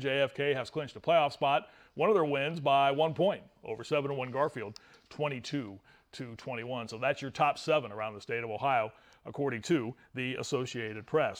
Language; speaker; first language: English; native; English